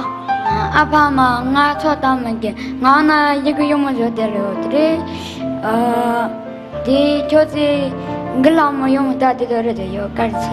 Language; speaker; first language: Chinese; non-native, local second language; Tibetan